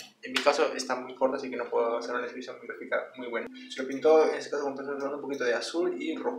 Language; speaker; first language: Spanish; native; Spanish